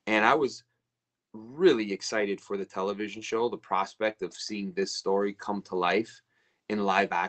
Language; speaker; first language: English; native; English